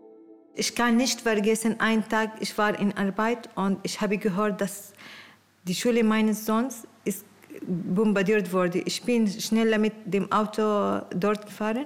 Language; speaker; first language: German; non-native, learner; Arabic